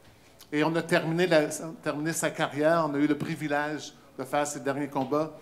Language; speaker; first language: French; native; French